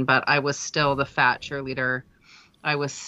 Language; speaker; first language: English; native; English